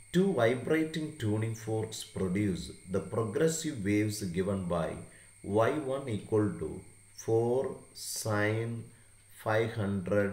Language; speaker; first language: English; non-native, local second language; Malayalam